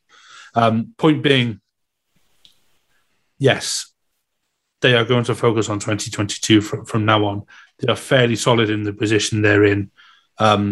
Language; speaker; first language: English; native; English